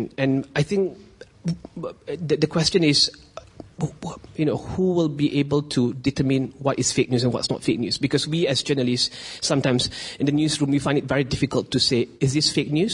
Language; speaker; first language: English; non-native, local second language; Malay